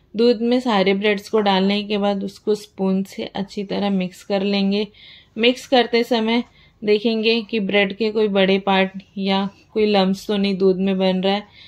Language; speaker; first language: Hindi; native; Hindi